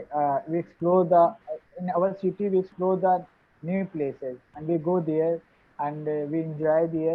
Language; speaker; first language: English; non-native, learner; Hindi